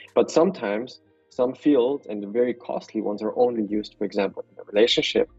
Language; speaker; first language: English; non-native, fluent; German